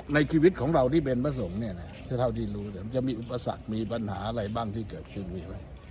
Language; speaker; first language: Thai; native; Thai